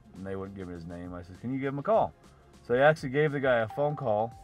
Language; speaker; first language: English; native; English